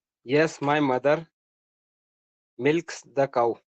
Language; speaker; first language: English; non-native, learner; Hindi